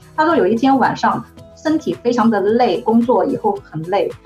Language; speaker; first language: Chinese; native; Chinese